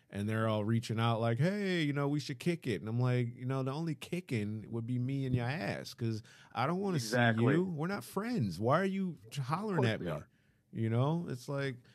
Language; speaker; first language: English; native; English